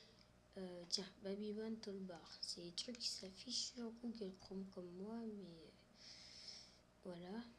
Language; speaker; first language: French; native; French